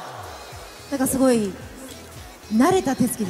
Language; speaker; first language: Japanese; native; Japanese